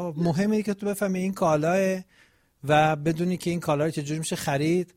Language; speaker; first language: Persian; native; Persian